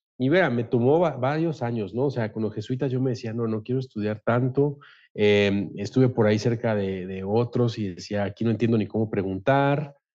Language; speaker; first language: Spanish; native; Spanish